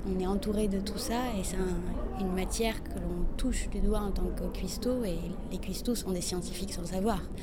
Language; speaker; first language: French; non-native, local second language; Arabic